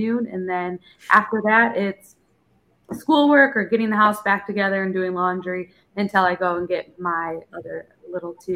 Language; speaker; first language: English; native; English